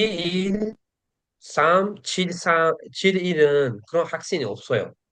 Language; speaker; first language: Korean; non-native, fluent; Uzbek